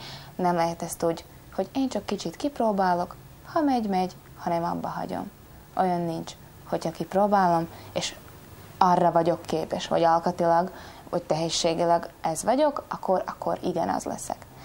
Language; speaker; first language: Hungarian; non-native, fluent; Latvian